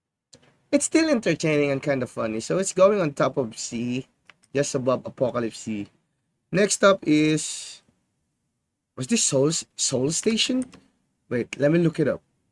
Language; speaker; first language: English; non-native, fluent; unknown